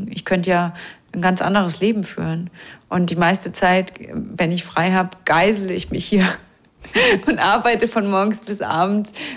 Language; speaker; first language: German; native; German